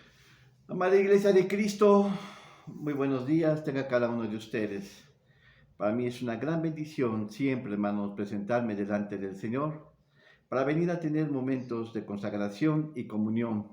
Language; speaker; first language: Spanish; native; Spanish